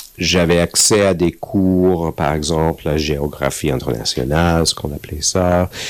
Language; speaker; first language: French; non-native, fluent; English